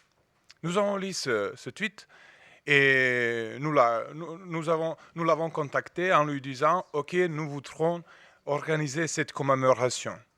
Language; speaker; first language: French; non-native, fluent; Serbian